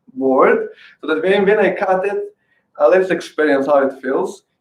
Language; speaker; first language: English; non-native, fluent; Azerbaijani